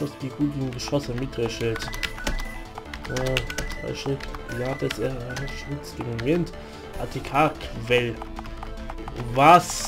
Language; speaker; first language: German; native; German